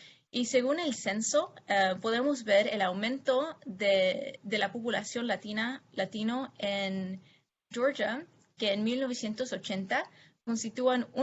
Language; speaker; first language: Spanish; non-native, fluent; English